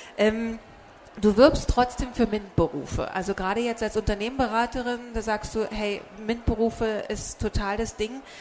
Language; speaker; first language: German; native; German